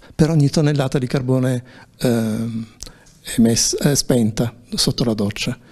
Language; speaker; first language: Italian; native; Italian